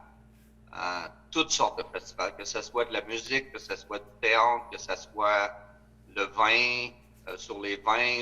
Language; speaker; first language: French; native; French